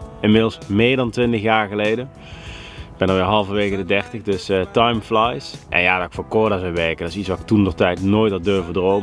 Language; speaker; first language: Dutch; native; Dutch